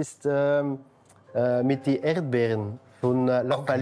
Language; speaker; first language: German; non-native, learner; Dutch